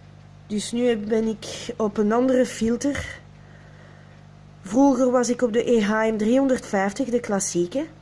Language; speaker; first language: Dutch; non-native, local second language; French